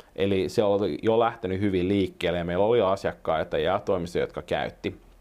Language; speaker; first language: Finnish; non-native, local second language; Swedish